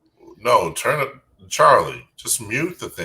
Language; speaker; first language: English; native; English